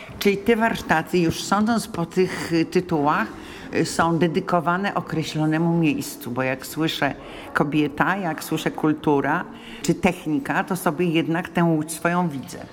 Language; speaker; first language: Polish; native; Polish